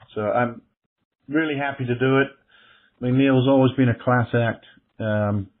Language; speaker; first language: English; native; English